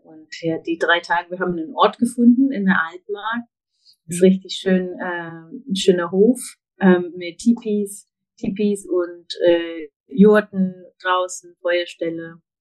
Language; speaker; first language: German; non-native, fluent; English